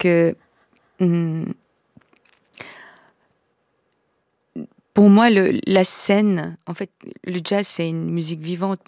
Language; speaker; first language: French; non-native, fluent; Korean